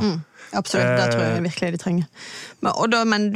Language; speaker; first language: Norwegian; native; Norwegian